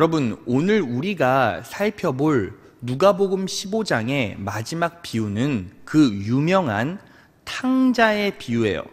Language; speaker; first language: Korean; native; Korean